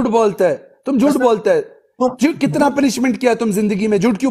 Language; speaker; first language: Hindi; non-native, local second language; Pashto